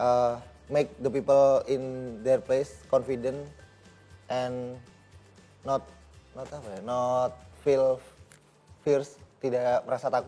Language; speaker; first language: English; non-native, learner; Indonesian